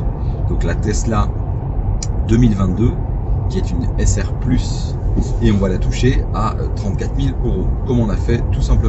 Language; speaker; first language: French; native; French